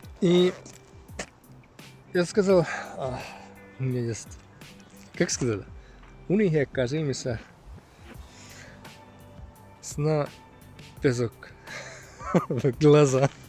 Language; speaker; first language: Russian; non-native, learner; Finnish